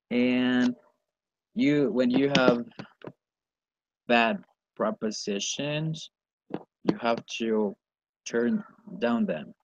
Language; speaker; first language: English; non-native, learner; Spanish